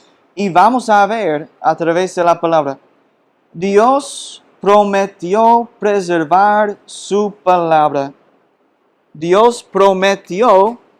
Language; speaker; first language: Spanish; non-native, fluent; English